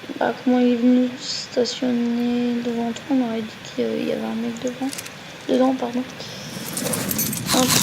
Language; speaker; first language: French; native; French